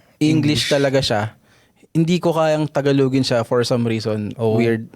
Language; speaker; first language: Filipino; native; Filipino